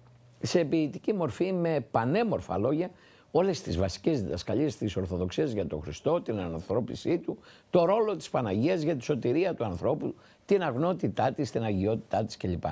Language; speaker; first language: Greek; native; Greek